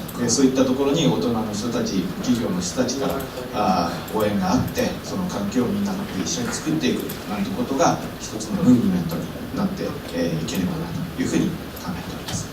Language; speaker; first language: Japanese; native; Japanese